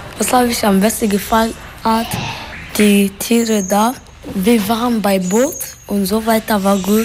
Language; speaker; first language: German; non-native, learner; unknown